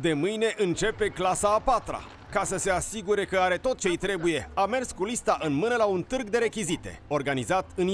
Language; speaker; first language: Romanian; native; Romanian